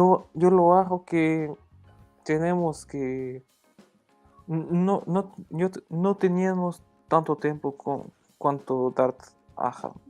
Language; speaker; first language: Spanish; non-native, learner; Portuguese